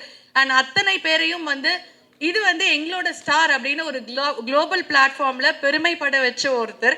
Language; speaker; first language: Tamil; native; Tamil